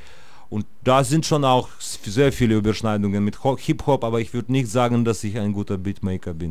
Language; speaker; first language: German; non-native, fluent; Russian